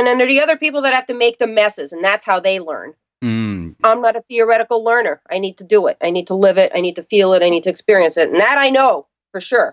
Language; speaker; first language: English; native; English